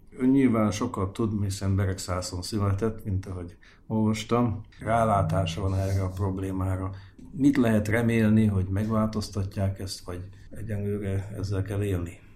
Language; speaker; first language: Hungarian; native; Hungarian